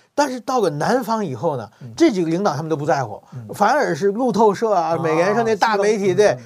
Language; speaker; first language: Chinese; native; Chinese